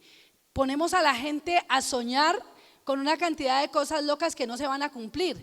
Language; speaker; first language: Spanish; native; Spanish